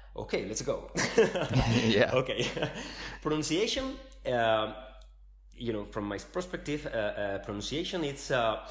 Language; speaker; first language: English; non-native, fluent; Spanish